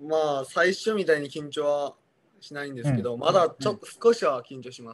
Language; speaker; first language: Japanese; non-native, fluent; Korean